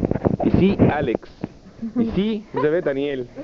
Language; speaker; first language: French; early bilingual, heritage; Spanish